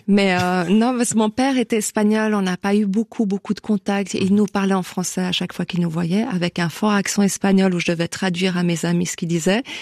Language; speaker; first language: French; native; French